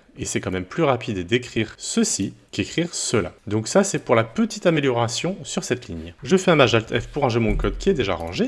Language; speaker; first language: French; native; French